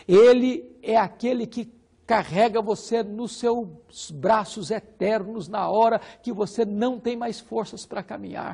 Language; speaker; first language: Portuguese; native; Portuguese